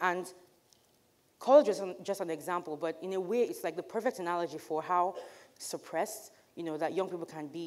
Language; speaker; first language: English; non-native, local second language; Igbo